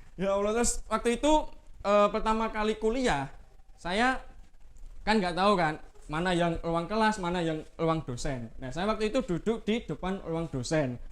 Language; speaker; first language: Indonesian; native; Indonesian